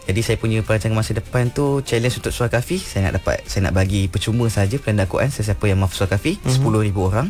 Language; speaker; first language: Malay; native; Malay